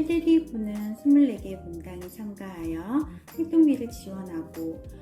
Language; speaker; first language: Korean; native; Korean